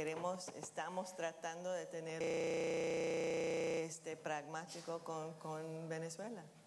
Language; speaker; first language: Spanish; non-native, fluent; English